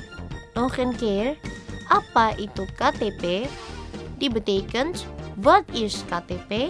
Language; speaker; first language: Dutch; non-native, fluent; Indonesian